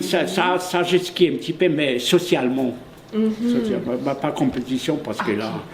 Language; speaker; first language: French; non-native, fluent; Polish